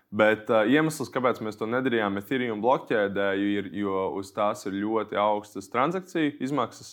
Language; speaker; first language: Latvian; native; Latvian